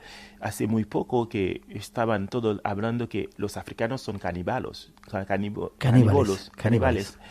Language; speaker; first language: Spanish; non-native, fluent; Haitian Creole